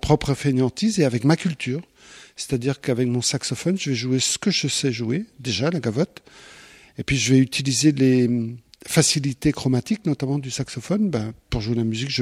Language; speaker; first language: French; native; French